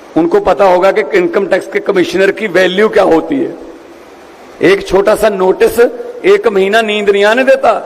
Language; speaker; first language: Hindi; non-native, local second language; Punjabi